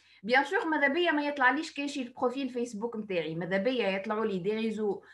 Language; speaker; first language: French; non-native, local second language; Arabic